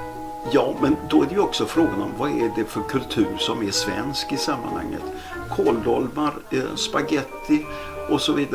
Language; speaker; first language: Swedish; native; Swedish